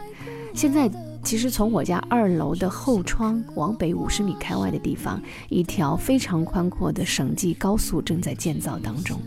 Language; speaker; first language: Chinese; native; Chinese